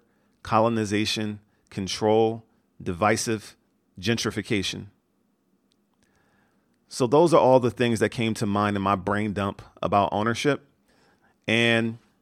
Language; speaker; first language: English; native; English